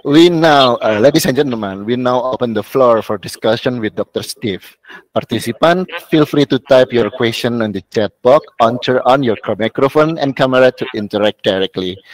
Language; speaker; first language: English; non-native, fluent; Indonesian